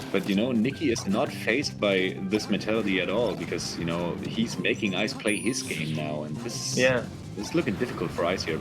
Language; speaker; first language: English; non-native, fluent; German